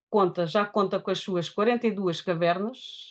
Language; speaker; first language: Portuguese; native; Portuguese